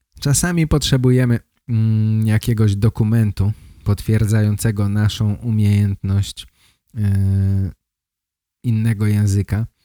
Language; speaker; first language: Polish; native; Polish